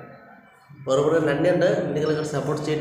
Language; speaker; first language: Malayalam; non-native, learner; Bangla